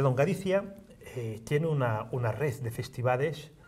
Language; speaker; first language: Spanish; native; Spanish